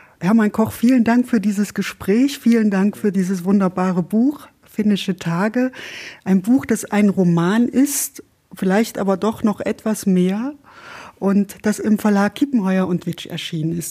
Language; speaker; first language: German; native; German